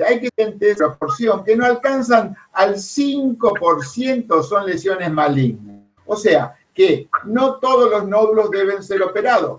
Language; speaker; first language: Spanish; native; Spanish